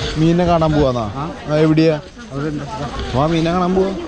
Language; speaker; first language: Malayalam; native; Malayalam